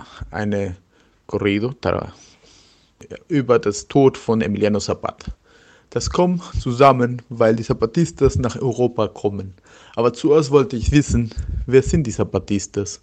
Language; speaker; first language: German; non-native, learner; Spanish